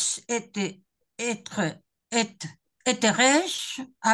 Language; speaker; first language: French; non-native, learner; Spanish